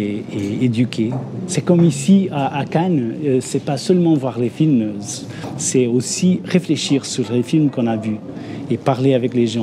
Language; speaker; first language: French; non-native, fluent; Portuguese